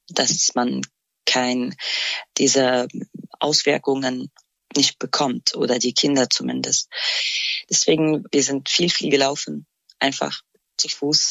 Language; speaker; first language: German; non-native, fluent; Kurdish